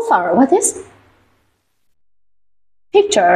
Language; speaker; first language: English; non-native, fluent; Vietnamese